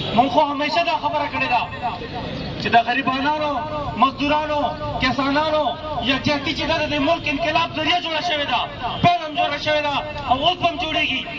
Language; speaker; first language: Pashto; non-native, local second language; Northern Hindko